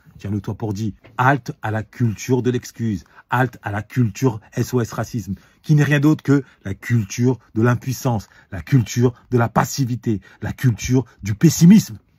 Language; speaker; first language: French; native; French